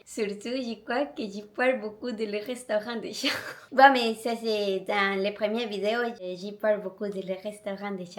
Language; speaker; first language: French; non-native, learner; Spanish